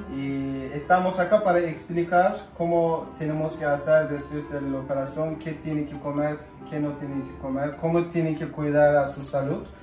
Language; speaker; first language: Spanish; non-native, fluent; Turkish